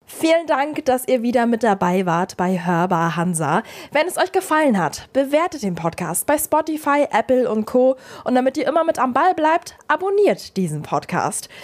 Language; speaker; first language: German; native; German